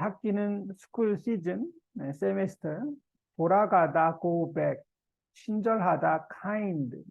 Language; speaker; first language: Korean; non-native, fluent; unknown